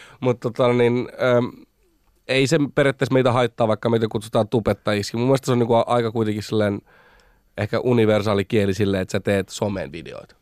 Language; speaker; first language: Finnish; early bilingual, other home language; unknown